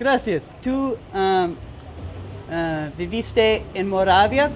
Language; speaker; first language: Spanish; non-native, learner; English